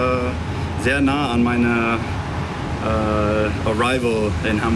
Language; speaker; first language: German; non-native, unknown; English